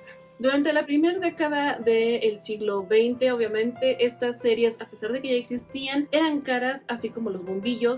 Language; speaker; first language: Spanish; native; Spanish